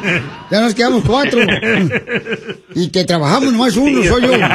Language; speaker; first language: Spanish; native; Spanish